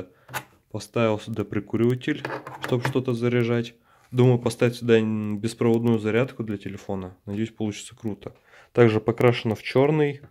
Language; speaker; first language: Russian; native; Russian